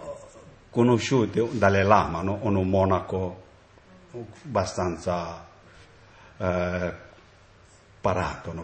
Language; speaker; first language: Italian; non-native, learner; Tibetan